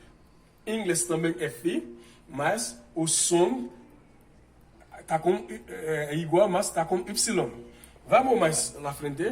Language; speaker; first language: Portuguese; non-native, fluent; Haitian Creole